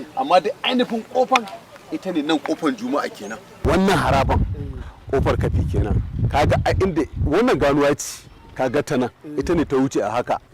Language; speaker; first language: Hausa; native; Hausa